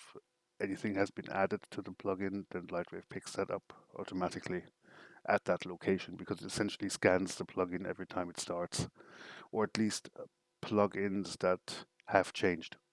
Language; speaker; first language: English; non-native, fluent; German